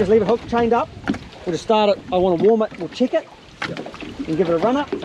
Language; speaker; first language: English; native; English